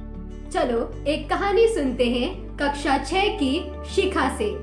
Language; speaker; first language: Hindi; non-native, local second language; Malayalam